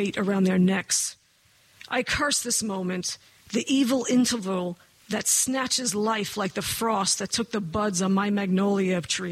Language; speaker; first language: English; native; English